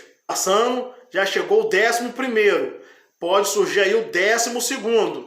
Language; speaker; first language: Portuguese; native; Portuguese